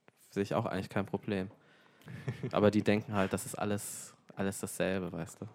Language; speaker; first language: German; native; German